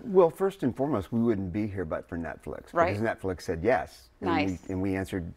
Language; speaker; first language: English; native; English